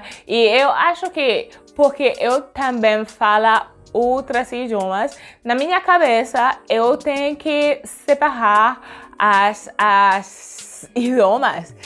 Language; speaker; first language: Portuguese; non-native, learner; French